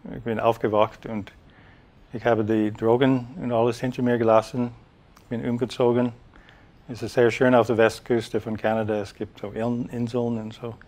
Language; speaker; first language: German; non-native, fluent; English